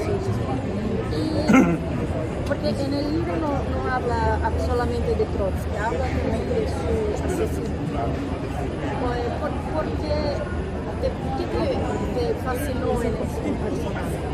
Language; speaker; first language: Spanish; non-native, fluent; Portuguese